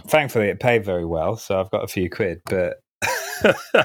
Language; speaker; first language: English; native; English